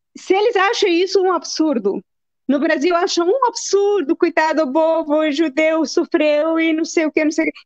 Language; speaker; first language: Portuguese; non-native, fluent; Arabic